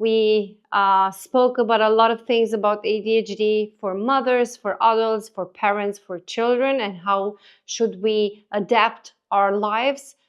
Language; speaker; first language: English; non-native, fluent; Romanian